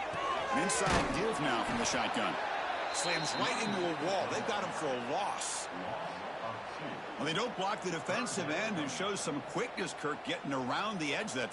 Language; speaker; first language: English; native; English